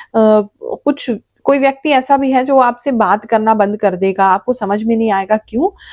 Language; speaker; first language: Hindi; native; Hindi